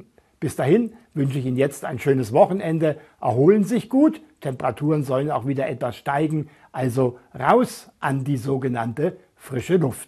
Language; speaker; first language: German; native; German